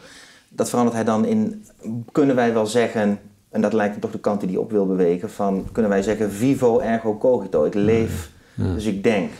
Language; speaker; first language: Dutch; native; Dutch